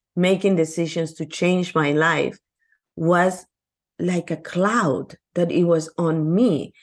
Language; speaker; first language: English; non-native, fluent; Spanish